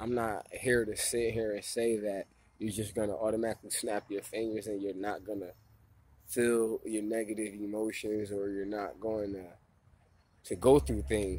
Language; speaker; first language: English; native; English